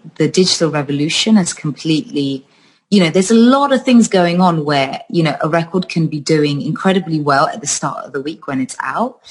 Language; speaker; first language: English; early bilingual, other home language; Georgian